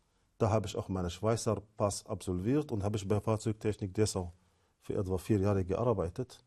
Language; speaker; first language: German; non-native, fluent; Arabic